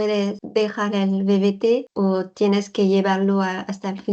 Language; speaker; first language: Spanish; non-native, fluent; French